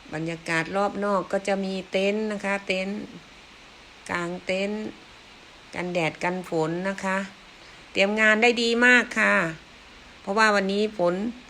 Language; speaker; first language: Thai; non-native, local second language; Northeastern Thai